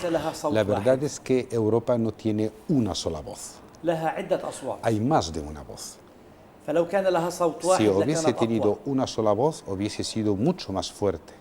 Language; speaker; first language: Spanish; non-native, fluent; Arabic